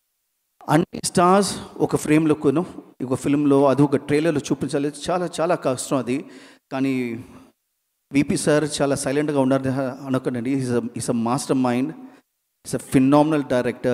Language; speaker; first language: Telugu; non-native, learner; Tamil